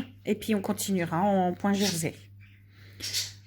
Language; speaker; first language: French; native; French